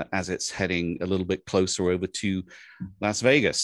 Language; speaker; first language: English; native; English